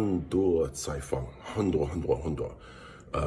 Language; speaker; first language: Chinese; non-native, learner; English